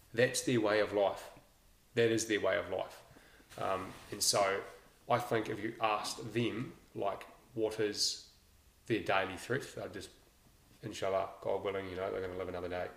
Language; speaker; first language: English; native; English